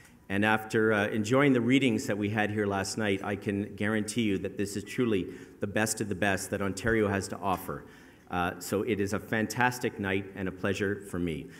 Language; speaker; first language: English; native; English